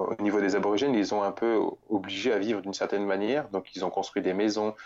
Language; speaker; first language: French; native; French